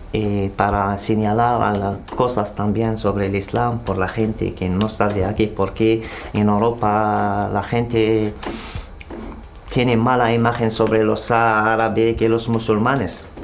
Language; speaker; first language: Spanish; non-native, learner; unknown